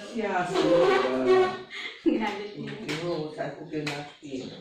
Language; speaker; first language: Chinese; non-native, local second language; Hakka Chinese